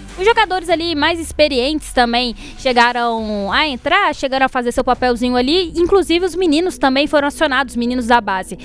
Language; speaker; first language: Portuguese; native; Portuguese